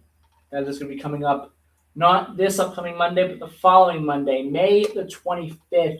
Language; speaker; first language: English; native; English